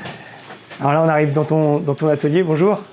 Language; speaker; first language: French; native; French